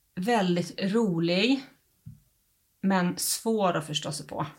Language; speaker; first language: Swedish; native; Swedish